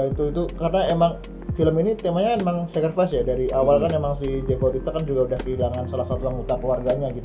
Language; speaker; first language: Indonesian; native; Indonesian